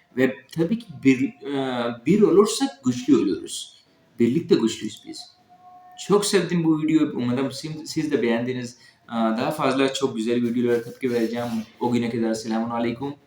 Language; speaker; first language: Turkish; non-native, fluent; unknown